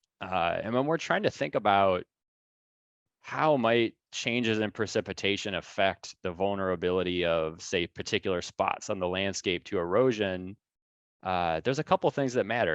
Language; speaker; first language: English; native; English